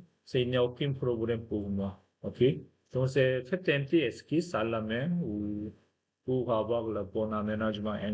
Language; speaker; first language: French; non-native, fluent; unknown